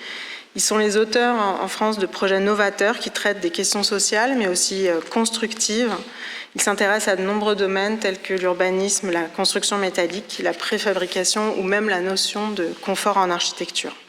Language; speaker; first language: French; native; French